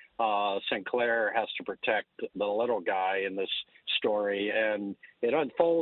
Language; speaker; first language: English; native; English